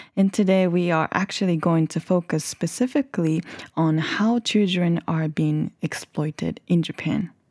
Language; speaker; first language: English; non-native, fluent; Japanese